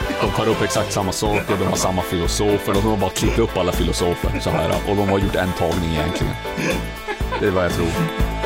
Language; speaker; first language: Swedish; native; Swedish